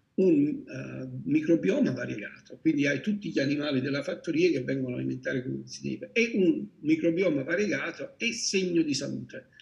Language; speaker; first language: Italian; native; Italian